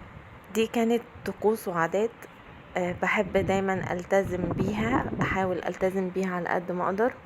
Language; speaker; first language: Arabic; native; Arabic